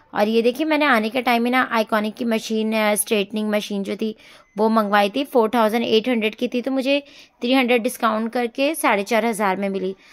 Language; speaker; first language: Hindi; native; Hindi